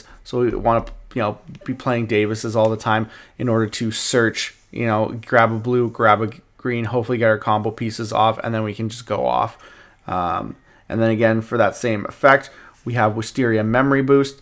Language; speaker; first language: English; native; English